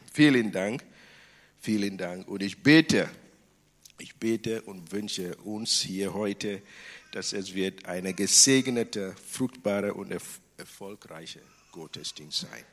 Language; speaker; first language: German; non-native, fluent; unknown